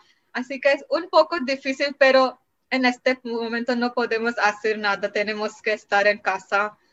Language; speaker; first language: Spanish; non-native, learner; Marathi